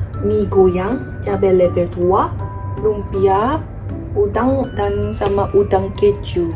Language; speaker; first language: Indonesian; non-native, fluent; Korean